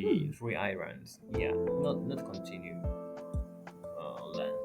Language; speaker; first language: English; non-native, learner; Japanese